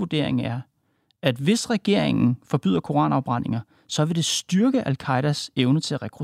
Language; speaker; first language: Danish; native; Danish